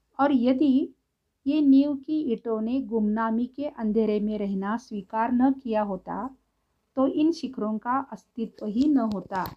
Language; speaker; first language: Hindi; non-native, local second language; Marathi